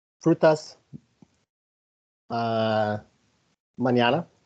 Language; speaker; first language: Spanish; non-native, learner; English